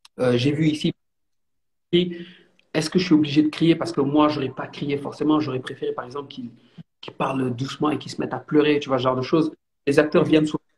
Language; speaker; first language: French; non-native, local second language; Wolof